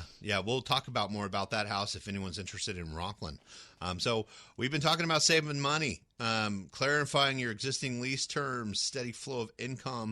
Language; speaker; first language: English; native; English